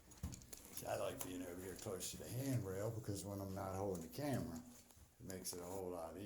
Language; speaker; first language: English; native; English